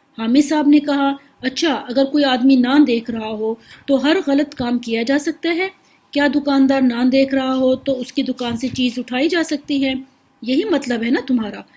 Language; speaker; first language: Urdu; native; Urdu